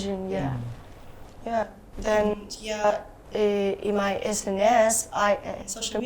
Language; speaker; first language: English; non-native, fluent; Japanese